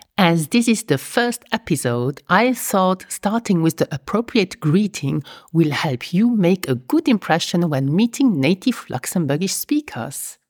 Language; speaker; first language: English; non-native, fluent; Luxembourgish